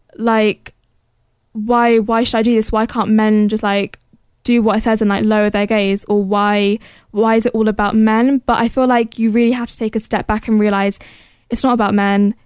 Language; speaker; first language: English; early bilingual, other home language; Arabic